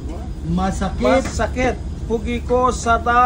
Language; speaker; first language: Filipino; non-native, learner; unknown